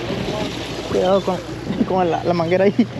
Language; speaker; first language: Spanish; native; Spanish